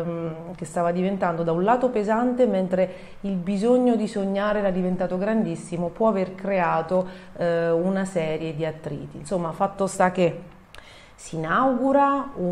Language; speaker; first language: Italian; native; Italian